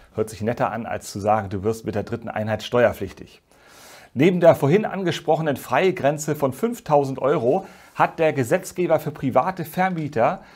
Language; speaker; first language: German; native; German